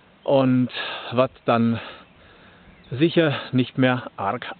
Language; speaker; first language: German; native; German